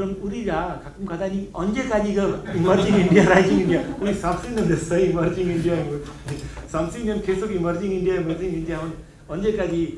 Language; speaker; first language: Korean; non-native, learner; Hindi